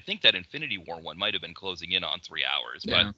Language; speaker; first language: English; native; English